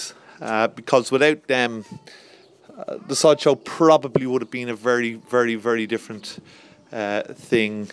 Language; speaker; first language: English; native; English